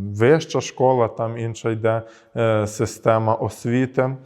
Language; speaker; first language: Ukrainian; early bilingual, heritage; Ukrainian